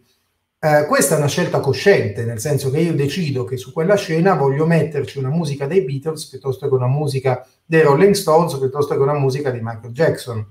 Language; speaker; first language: Italian; native; Italian